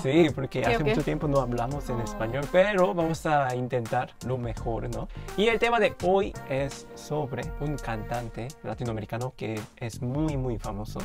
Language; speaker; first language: Spanish; non-native, fluent; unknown